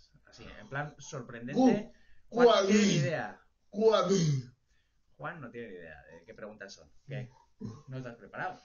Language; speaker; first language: Spanish; native; Spanish